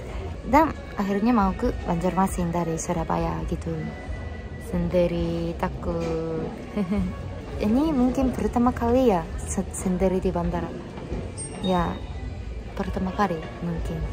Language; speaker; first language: Indonesian; non-native, fluent; Japanese